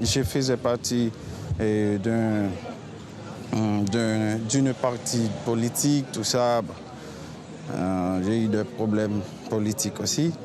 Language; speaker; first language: French; non-native, local second language; Haitian Creole